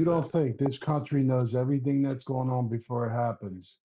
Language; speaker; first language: English; native; English